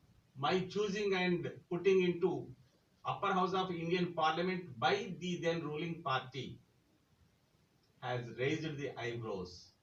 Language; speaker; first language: English; non-native, local second language; Telugu